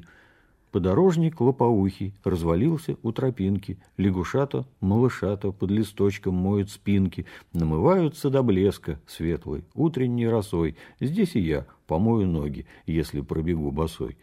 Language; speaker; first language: Russian; native; Russian